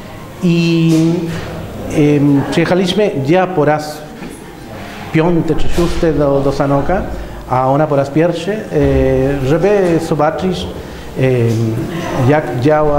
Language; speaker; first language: Polish; non-native, fluent; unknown